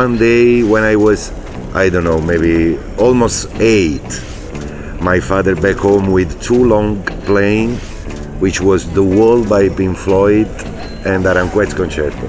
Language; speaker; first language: English; non-native, fluent; Italian